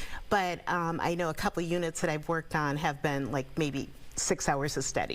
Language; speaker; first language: English; native; English